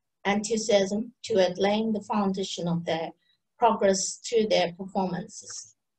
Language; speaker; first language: English; non-native, local second language; Bangla